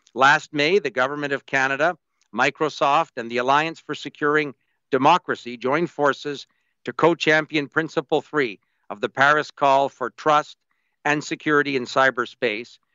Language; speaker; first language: English; native; English